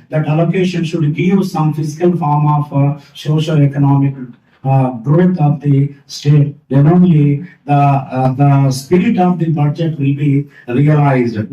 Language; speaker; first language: English; non-native, local second language; Telugu